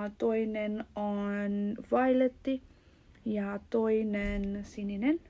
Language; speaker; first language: Finnish; non-native, learner; Nepali